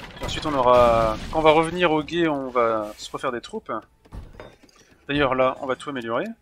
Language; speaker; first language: French; native; French